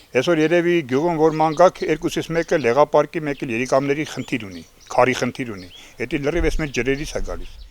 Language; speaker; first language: Armenian; native; Armenian